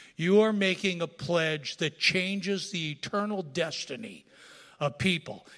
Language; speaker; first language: English; native; English